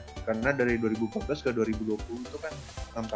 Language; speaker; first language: Indonesian; native; Indonesian